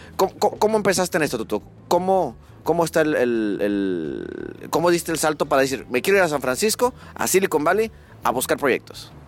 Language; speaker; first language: Spanish; native; Spanish